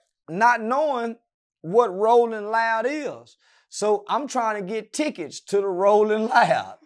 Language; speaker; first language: English; native; English